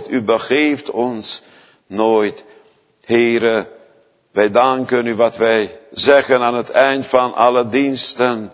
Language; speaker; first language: Dutch; non-native, fluent; Hungarian